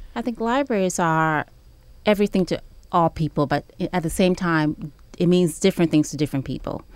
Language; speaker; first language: English; early bilingual, other home language; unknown